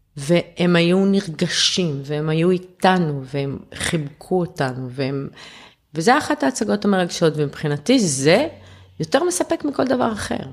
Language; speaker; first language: Hebrew; early bilingual, other home language; German